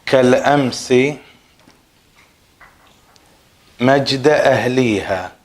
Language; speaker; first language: Arabic; native; Arabic